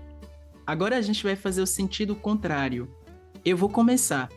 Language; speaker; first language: Portuguese; non-native, fluent; French